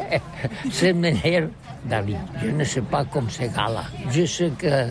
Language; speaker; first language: French; non-native, learner; Catalan